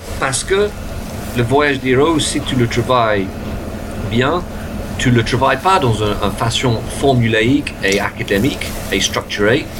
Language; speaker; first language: French; non-native, fluent; English